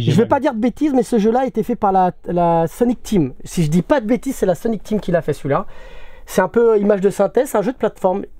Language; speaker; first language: French; native; French